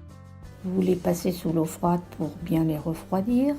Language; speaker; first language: French; native; French